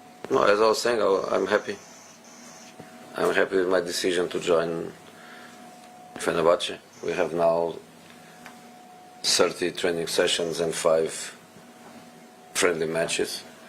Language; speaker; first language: English; non-native, fluent; Portuguese